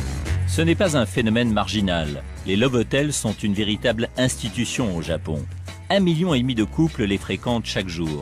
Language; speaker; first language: French; native; French